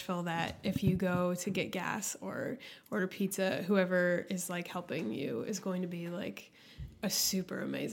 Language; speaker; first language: English; native; English